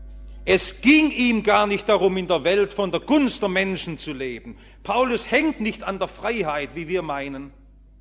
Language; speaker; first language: German; native; German